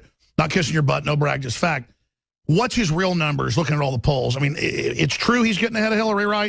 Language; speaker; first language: English; native; English